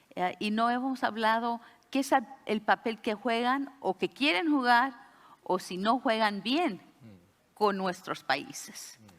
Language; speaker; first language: Spanish; early bilingual, heritage; Spanish